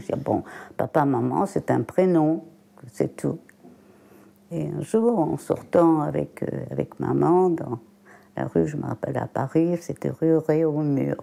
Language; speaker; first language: French; early bilingual, other home language; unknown